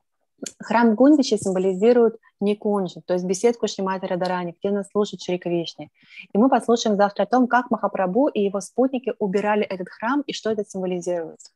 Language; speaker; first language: Russian; native; Russian